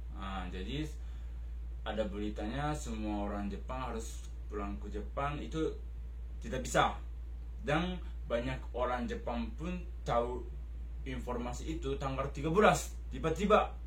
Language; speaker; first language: Indonesian; non-native, fluent; Japanese